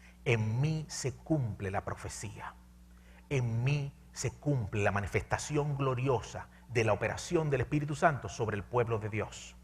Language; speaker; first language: Spanish; native; Spanish